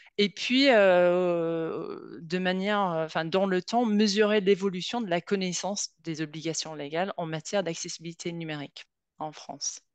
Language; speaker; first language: French; native; French